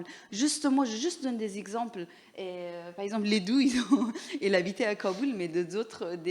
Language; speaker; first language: French; non-native, learner; Persian